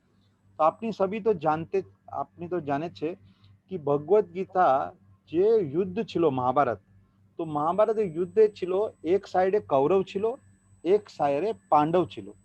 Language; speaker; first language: Bangla; non-native, learner; Hindi